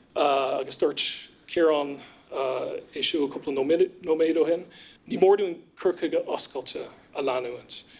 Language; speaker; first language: Irish; non-native, fluent; English